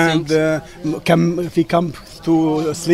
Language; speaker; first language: English; non-native, learner; Arabic